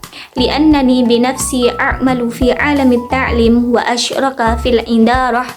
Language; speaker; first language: Arabic; non-native, learner; Indonesian